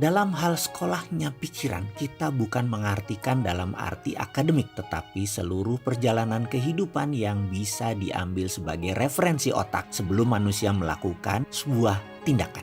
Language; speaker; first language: Indonesian; native; Indonesian